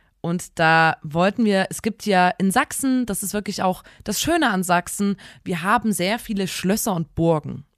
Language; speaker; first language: German; native; German